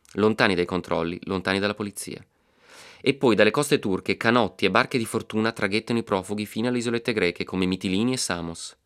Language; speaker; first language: Italian; native; Italian